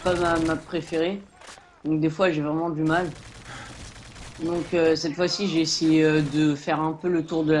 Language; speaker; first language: French; native; French